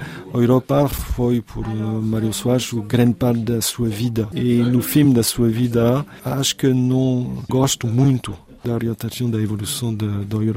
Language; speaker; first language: Portuguese; non-native, fluent; French